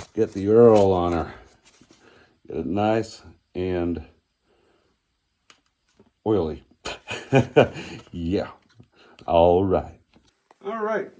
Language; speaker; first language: English; native; English